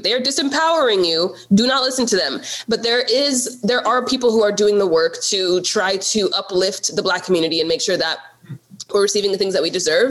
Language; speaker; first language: English; native; English